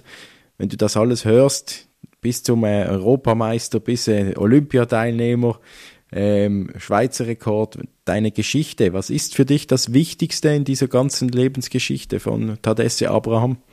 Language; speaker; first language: German; native; German